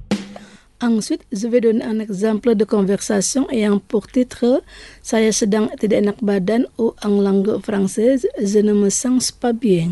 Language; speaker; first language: French; non-native, fluent; Indonesian